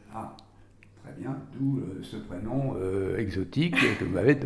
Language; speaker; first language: French; native; French